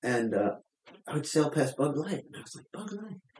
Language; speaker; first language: English; native; English